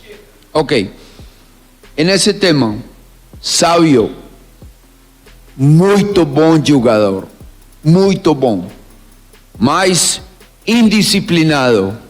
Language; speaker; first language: Portuguese; non-native, learner; Spanish